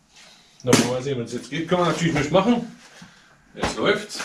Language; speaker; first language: German; native; German